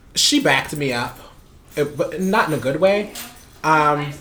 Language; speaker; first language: English; non-native, fluent; Spanish